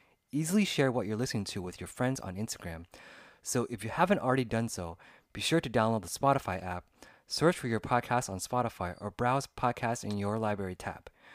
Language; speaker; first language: English; native; English